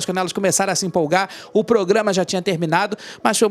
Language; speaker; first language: Portuguese; native; Portuguese